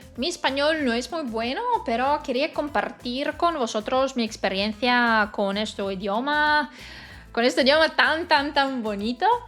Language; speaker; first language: Spanish; non-native, learner; Belarusian